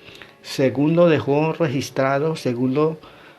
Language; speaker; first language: Spanish; native; Spanish